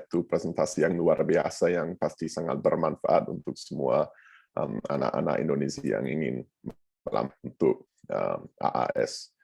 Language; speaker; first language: Indonesian; non-native, fluent; English